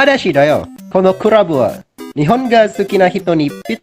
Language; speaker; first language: Japanese; non-native, learner; Indonesian